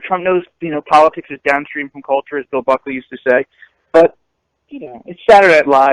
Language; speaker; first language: English; native; English